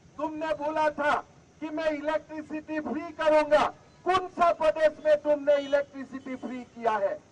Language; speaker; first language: Hindi; non-native, local second language; Assamese